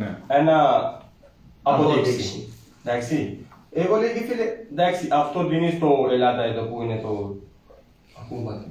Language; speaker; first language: Greek; non-native, learner; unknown